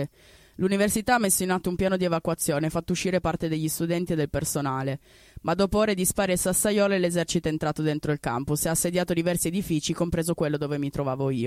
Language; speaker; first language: Italian; native; Italian